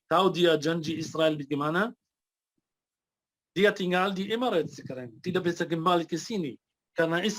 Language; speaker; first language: Indonesian; non-native, fluent; Arabic